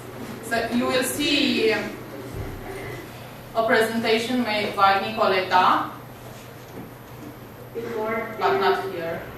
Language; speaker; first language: English; non-native, learner; Romanian